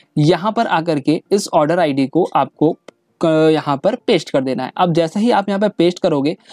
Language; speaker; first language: Hindi; native; Hindi